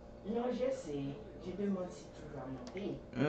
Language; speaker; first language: French; non-native, learner; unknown